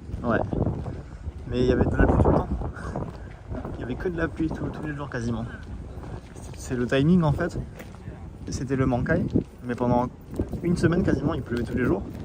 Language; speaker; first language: French; native; French